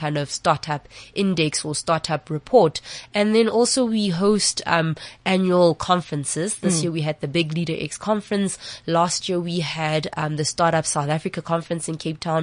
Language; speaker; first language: English; non-native, local second language; Southern Sotho